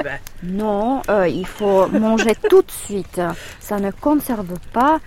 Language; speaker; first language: French; non-native, fluent; Finnish